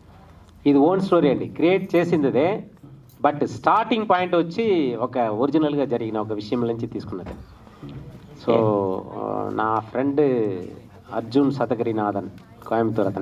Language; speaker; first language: Telugu; native; Telugu